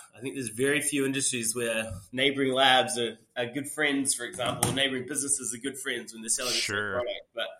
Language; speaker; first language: English; native; English